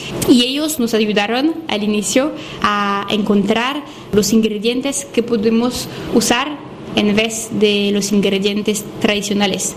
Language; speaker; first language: Spanish; non-native, fluent; French